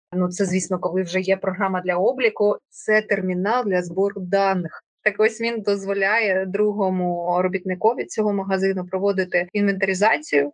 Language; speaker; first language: Ukrainian; non-native, local second language; Russian